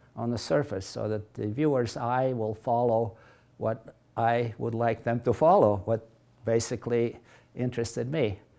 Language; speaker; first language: English; early bilingual, other home language; Latvian